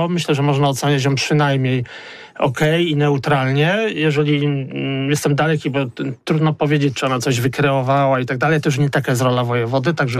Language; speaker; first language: Polish; native; Polish